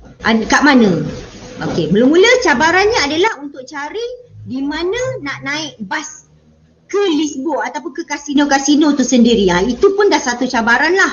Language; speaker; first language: Malay; native; Malay